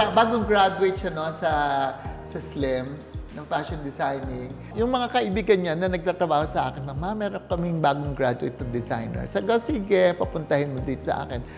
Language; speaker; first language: Filipino; native; Filipino